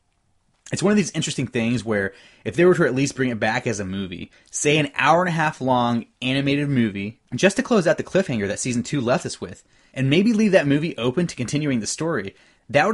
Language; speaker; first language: English; native; English